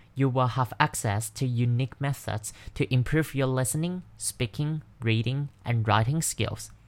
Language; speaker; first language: English; non-native, fluent; Chinese